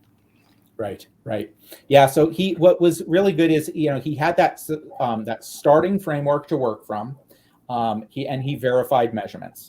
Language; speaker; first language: English; native; English